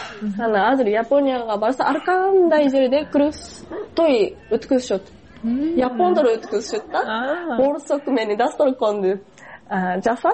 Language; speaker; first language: Kyrgyz; non-native, fluent; Japanese